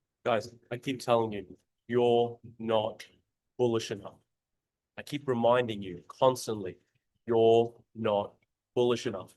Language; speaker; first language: English; native; English